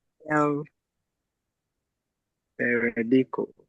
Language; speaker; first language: Spanish; non-native, learner; English